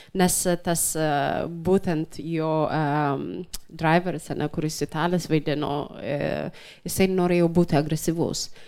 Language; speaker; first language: Lithuanian; non-native, fluent; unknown